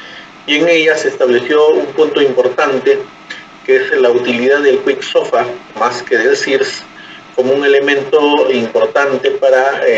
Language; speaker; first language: Spanish; native; Spanish